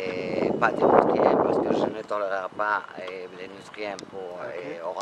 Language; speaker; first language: French; non-native, fluent; Spanish